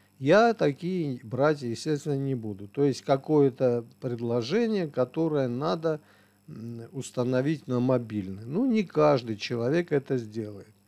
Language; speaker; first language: Russian; non-native, local second language; Armenian